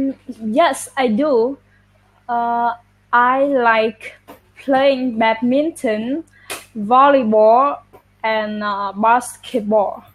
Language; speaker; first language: English; non-native, learner; Vietnamese